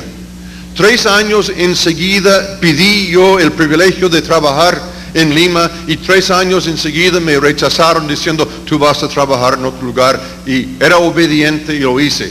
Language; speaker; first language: Spanish; non-native, fluent; English